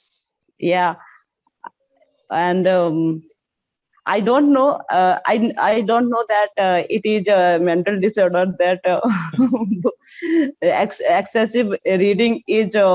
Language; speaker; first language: English; non-native, learner; Hindi